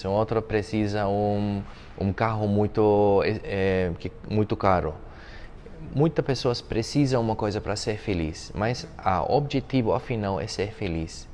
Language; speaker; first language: Portuguese; non-native, fluent; German